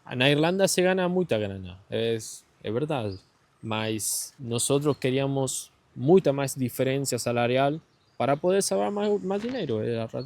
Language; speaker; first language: Portuguese; non-native, learner; Spanish